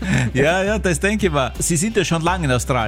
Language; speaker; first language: German; native; German